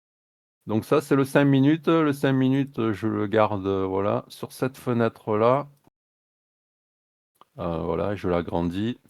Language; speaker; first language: French; native; French